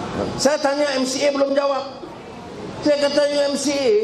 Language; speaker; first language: Malay; native; Malay